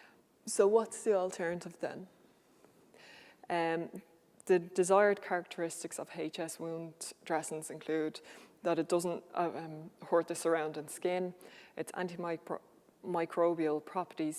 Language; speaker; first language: English; native; English